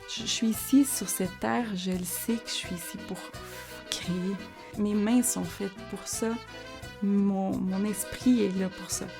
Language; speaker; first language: French; non-native, fluent; Spanish